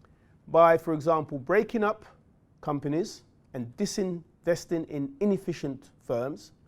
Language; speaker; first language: English; native; English